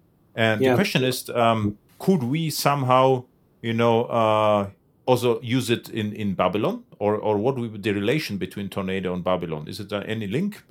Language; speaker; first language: English; non-native, fluent; German